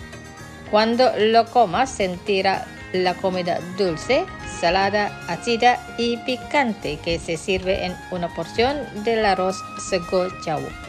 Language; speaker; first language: Spanish; non-native, fluent; Indonesian